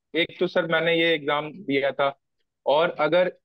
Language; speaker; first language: Hindi; native; Hindi